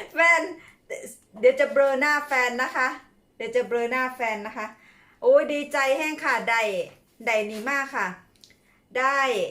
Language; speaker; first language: Thai; native; Thai